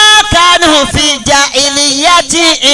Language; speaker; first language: Arabic; non-native, fluent; Yoruba